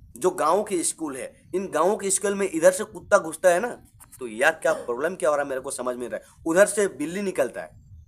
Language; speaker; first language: Hindi; non-native, local second language; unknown